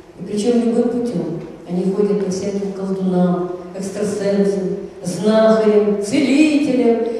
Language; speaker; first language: Russian; native; Russian